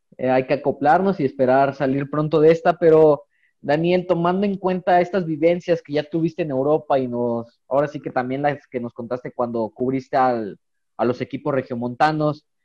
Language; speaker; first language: Spanish; native; Spanish